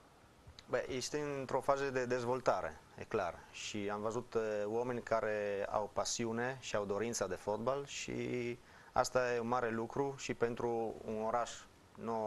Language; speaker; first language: Romanian; non-native, fluent; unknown